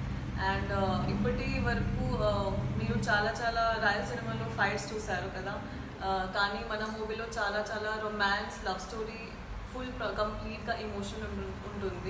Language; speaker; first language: Telugu; non-native, learner; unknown